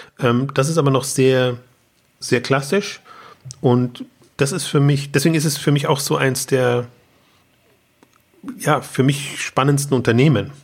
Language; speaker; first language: German; native; German